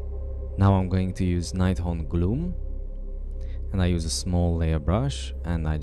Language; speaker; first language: English; non-native, fluent; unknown